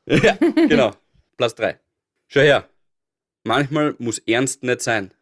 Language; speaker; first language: German; native; German